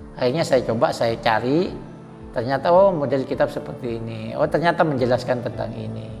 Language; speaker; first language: Indonesian; non-native, local second language; Madurese